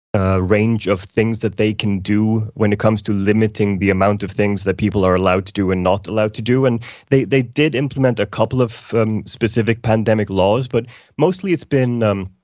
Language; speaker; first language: English; non-native, fluent; Icelandic